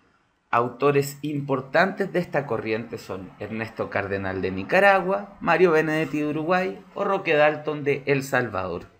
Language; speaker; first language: Spanish; native; Spanish